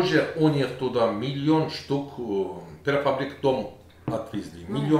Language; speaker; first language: Russian; non-native, learner; Turkish